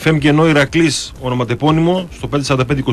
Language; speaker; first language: Greek; native; Greek